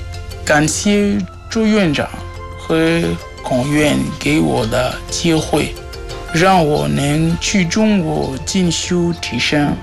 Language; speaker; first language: Chinese; non-native, fluent; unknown